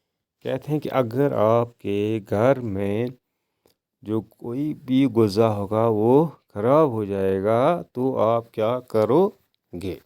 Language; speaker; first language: Hindi; non-native, local second language; Kashmiri